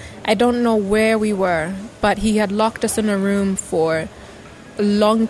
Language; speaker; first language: English; non-native, local second language; Bemba